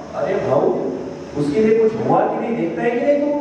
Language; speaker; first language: Hindi; non-native, local second language; Marathi